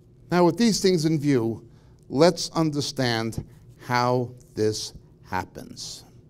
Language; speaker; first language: English; native; English